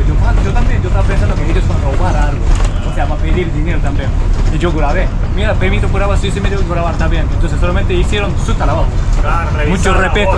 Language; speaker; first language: Spanish; non-native, learner; Japanese